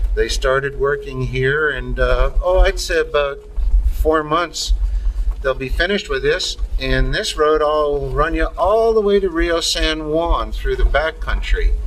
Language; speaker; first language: English; native; English